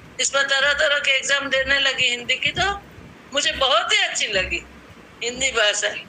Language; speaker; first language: Hindi; non-native, local second language; Gujarati